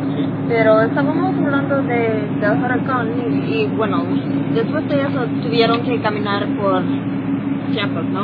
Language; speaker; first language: Spanish; non-native, learner; English